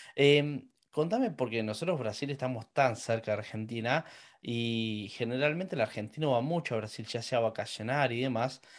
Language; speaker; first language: Spanish; native; Spanish